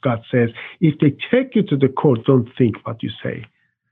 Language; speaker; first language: English; non-native, fluent; Persian